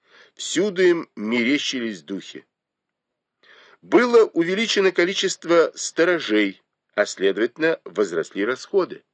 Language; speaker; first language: Russian; native; Russian